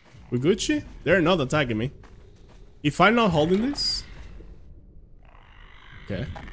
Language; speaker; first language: English; non-native, fluent; Spanish